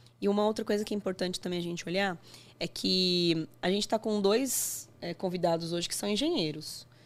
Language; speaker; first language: Portuguese; native; Portuguese